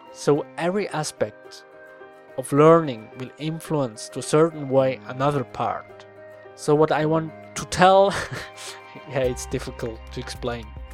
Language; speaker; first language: English; non-native, fluent; Swiss German